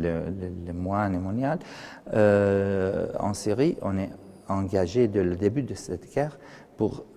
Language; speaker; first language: French; non-native, fluent; Arabic